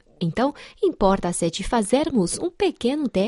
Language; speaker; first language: Portuguese; non-native, fluent; Chinese